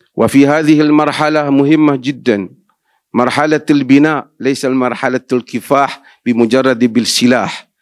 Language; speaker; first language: Arabic; non-native, fluent; Malay